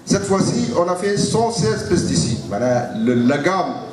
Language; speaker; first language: French; non-native, local second language; Arabic